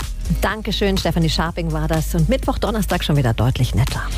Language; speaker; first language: German; native; German